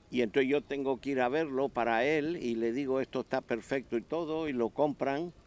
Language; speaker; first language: Spanish; native; Spanish